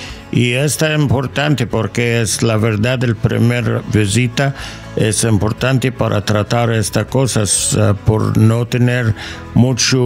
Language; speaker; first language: Spanish; non-native, fluent; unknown